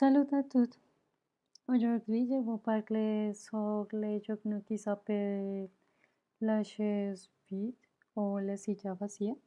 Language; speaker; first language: French; non-native, learner; Spanish